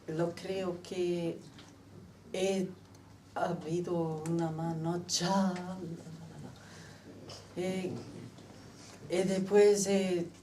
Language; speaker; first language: Spanish; non-native, learner; French